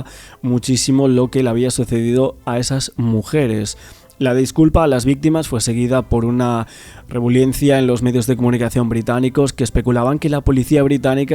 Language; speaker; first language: Spanish; native; Spanish